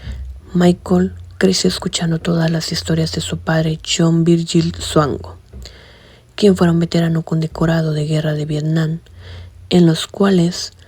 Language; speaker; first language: Spanish; native; Spanish